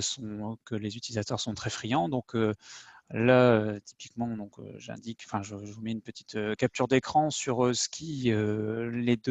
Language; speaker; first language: French; native; French